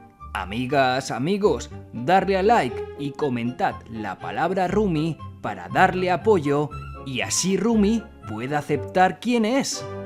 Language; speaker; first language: Spanish; native; Spanish